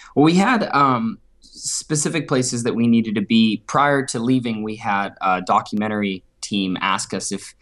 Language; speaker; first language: English; native; English